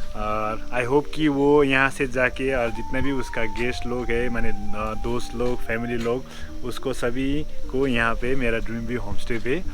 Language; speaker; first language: Hindi; non-native, local second language; Nepali